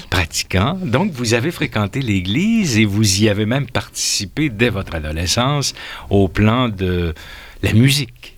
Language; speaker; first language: French; native; French